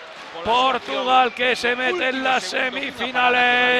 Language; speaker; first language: Spanish; native; Spanish